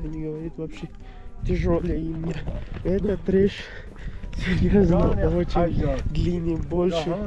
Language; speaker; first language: Russian; non-native, learner; Persian